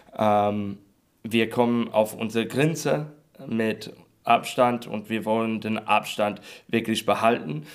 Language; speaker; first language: German; non-native, learner; English